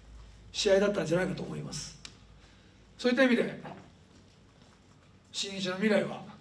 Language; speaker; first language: Japanese; native; Japanese